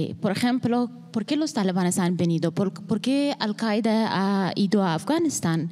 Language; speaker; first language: Spanish; non-native, learner; Persian